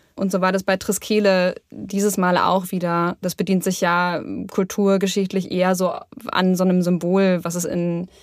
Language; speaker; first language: German; native; German